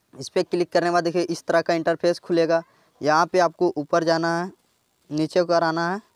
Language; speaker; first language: Hindi; native; Hindi